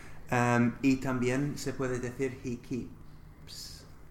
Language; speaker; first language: Spanish; non-native, fluent; English